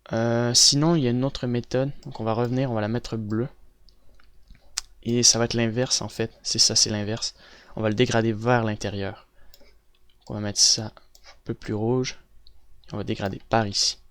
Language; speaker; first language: French; native; French